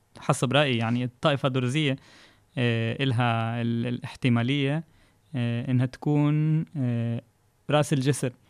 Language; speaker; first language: Arabic; non-native, fluent; Hebrew